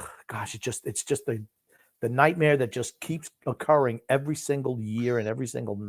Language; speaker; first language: English; native; English